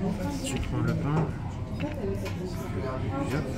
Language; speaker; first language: French; native; French